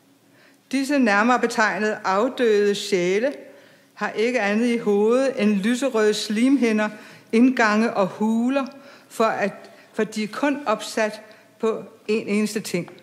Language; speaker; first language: Danish; native; Danish